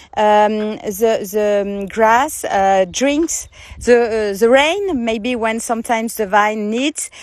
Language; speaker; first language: English; non-native, learner; French